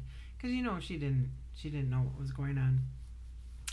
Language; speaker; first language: English; native; English